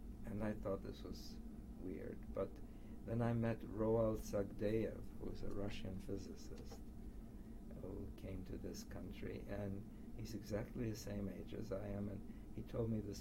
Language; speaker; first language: English; early bilingual, other home language; Polish